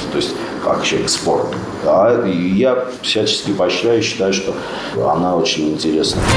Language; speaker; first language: Russian; non-native, local second language; Armenian